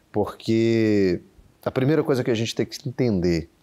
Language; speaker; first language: Portuguese; native; Portuguese